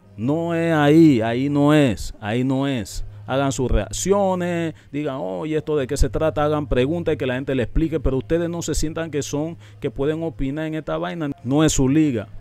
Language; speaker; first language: Spanish; non-native, local second language; English